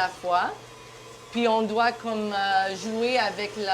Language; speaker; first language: French; non-native, local second language; English